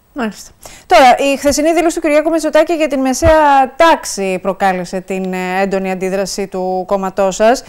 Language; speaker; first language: Greek; native; Greek